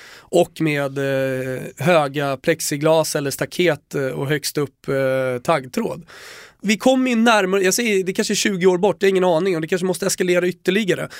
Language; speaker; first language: Swedish; native; Swedish